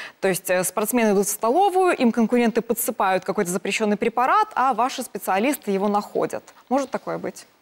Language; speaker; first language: Russian; native; Russian